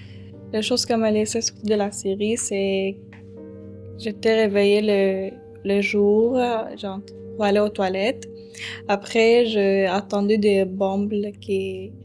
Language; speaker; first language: French; early bilingual, other home language; Arabic